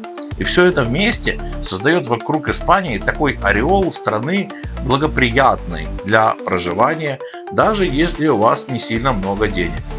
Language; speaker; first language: Russian; native; Russian